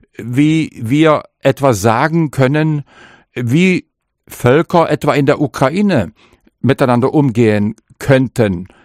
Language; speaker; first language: German; non-native, local second language; Upper Sorbian